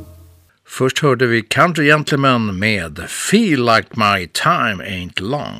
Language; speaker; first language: Swedish; native; Swedish